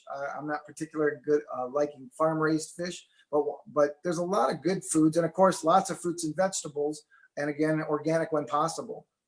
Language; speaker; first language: English; native; English